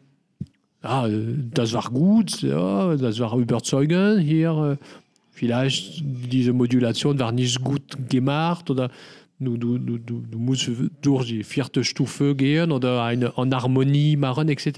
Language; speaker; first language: German; non-native, learner; French